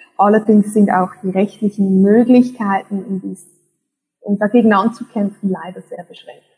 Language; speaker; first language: German; native; German